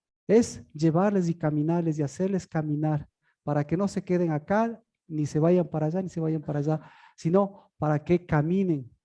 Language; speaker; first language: Spanish; native; Spanish